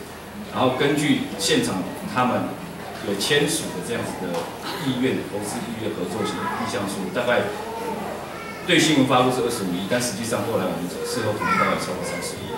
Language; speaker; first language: Chinese; native; Chinese